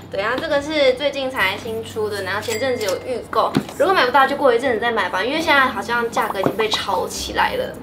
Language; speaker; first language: Chinese; native; Chinese